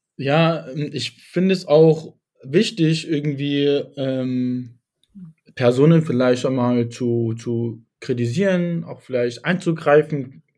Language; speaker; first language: German; early bilingual, other home language; Kurdish